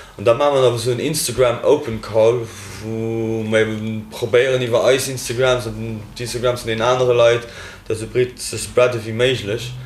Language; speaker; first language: Luxembourgish; native; Luxembourgish